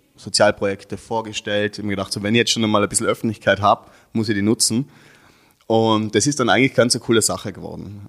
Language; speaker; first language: German; native; German